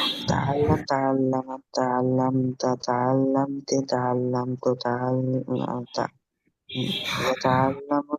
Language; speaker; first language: Arabic; non-native, learner; Bangla